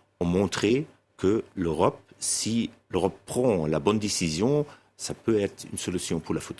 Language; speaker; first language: French; non-native, fluent; German